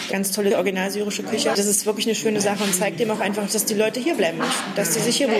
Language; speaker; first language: German; native; German